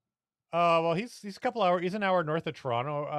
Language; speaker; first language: English; native; English